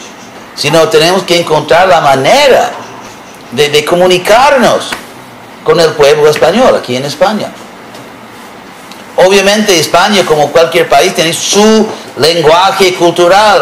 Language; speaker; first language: Spanish; non-native, fluent; English